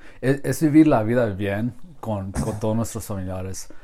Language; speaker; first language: Spanish; non-native, learner; English